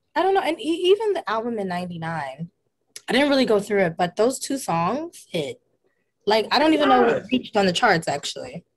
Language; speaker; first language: English; native; English